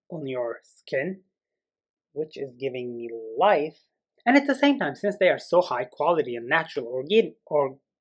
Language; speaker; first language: English; non-native, fluent; Turkish